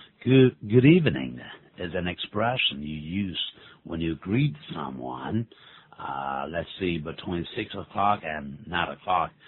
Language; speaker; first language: English; non-native, fluent; Chinese